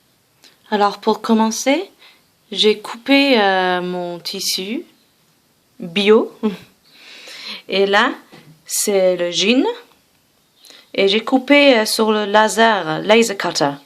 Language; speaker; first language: French; non-native, fluent; English